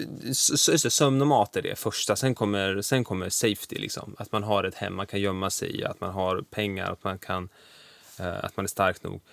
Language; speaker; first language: Swedish; early bilingual, other home language; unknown